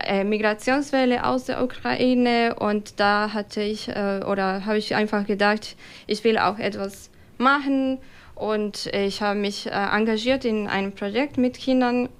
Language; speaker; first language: German; non-native, fluent; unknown